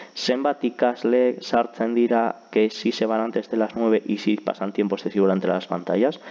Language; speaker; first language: Spanish; non-native, local second language; Basque